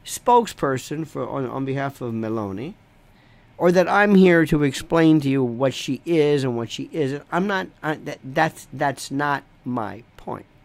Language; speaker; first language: English; native; English